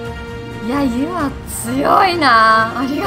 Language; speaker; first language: Japanese; native; Japanese